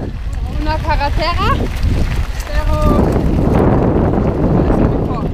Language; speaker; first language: Spanish; non-native, learner; German